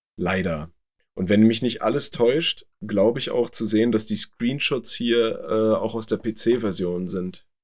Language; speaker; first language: German; native; German